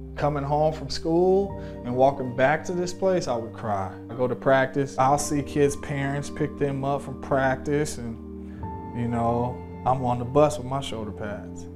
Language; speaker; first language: English; native; English